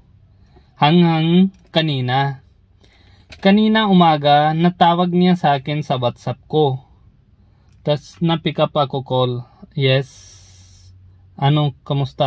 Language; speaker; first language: Filipino; non-native, learner; Punjabi